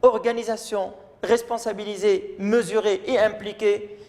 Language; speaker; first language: French; non-native, local second language; Arabic